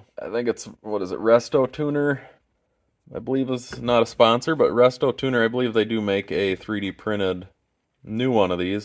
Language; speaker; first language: English; native; English